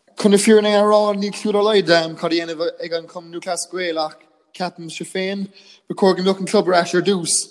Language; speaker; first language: Irish; non-native, local second language; English